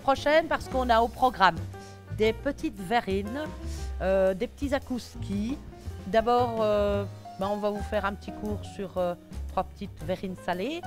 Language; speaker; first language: French; native; French